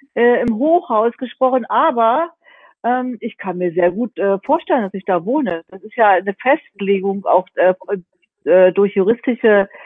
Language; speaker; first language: German; native; German